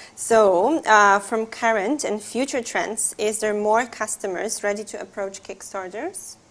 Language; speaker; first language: English; non-native, fluent; Polish